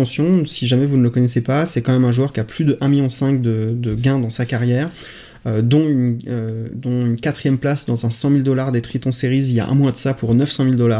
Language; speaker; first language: French; native; French